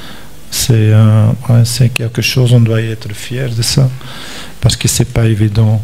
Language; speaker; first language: French; non-native, local second language; Dutch